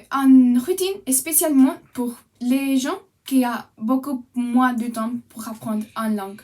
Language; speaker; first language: French; non-native, learner; Spanish